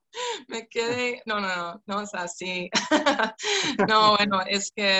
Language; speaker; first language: Spanish; non-native, fluent; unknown